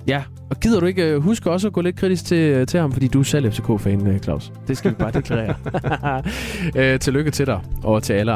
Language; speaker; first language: Danish; native; Danish